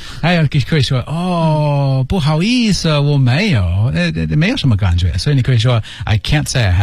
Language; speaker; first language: Chinese; non-native, learner; English